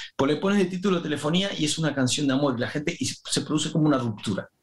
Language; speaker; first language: Spanish; native; Spanish